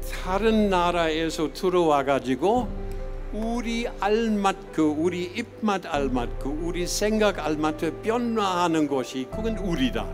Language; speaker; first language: Korean; non-native, fluent; German